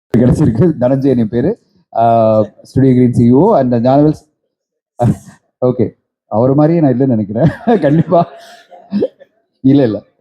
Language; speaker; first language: Tamil; native; Tamil